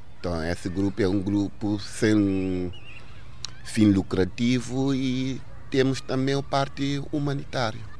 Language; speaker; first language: Portuguese; non-native, local second language; Upper Guinea Crioulo